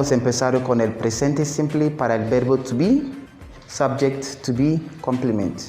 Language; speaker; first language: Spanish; non-native, fluent; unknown